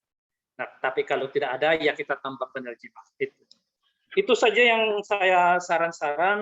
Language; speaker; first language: Indonesian; non-native, fluent; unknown